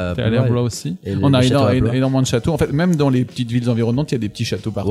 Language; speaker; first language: French; native; French